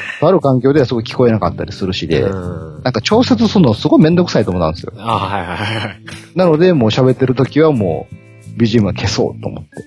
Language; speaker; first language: Japanese; native; Japanese